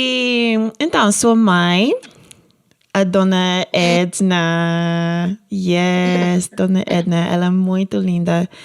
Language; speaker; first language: Portuguese; non-native, learner; English